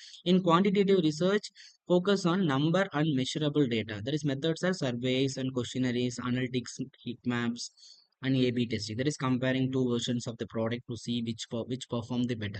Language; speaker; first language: English; non-native, local second language; Tamil